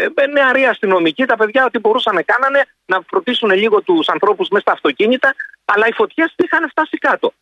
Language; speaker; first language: Greek; native; Greek